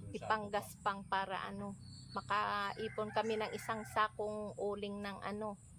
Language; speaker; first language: Filipino; non-native, local second language; Cebuano